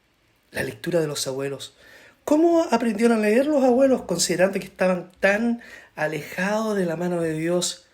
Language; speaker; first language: Spanish; native; Spanish